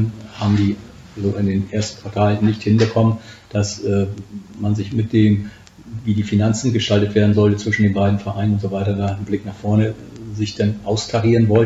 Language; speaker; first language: German; native; German